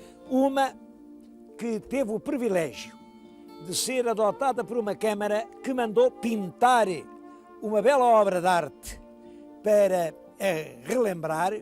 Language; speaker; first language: Portuguese; native; Portuguese